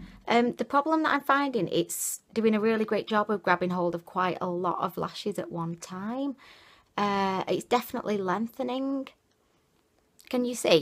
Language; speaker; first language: English; native; English